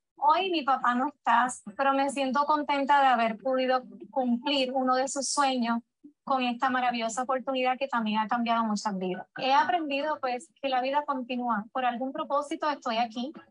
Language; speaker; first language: Spanish; native; Spanish